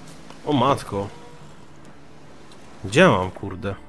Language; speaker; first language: Polish; native; Polish